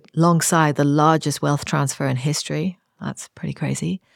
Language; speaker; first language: English; native; English